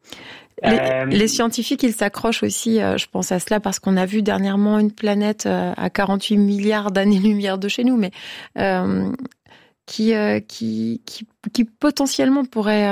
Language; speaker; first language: French; native; French